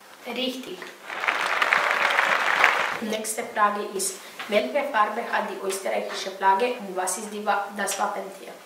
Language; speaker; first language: German; non-native, learner; Croatian